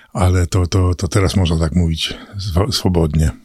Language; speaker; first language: Polish; early bilingual, other home language; English